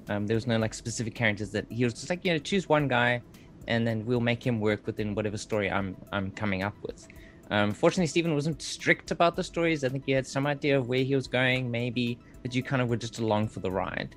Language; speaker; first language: English; native; English